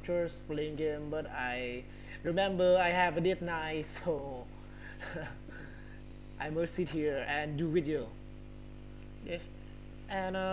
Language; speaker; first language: English; non-native, learner; Vietnamese